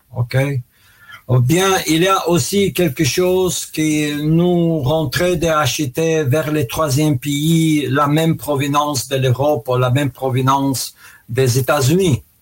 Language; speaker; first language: French; non-native, fluent; Russian